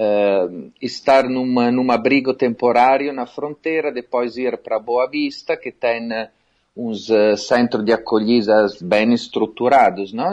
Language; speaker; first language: Portuguese; non-native, fluent; Italian